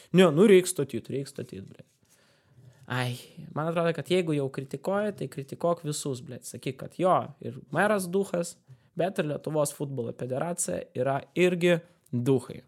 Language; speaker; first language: Lithuanian; non-native, local second language; Russian